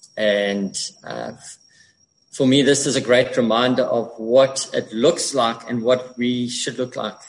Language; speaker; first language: English; native; English